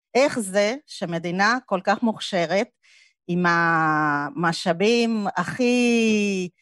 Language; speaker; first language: Hebrew; non-native, fluent; Spanish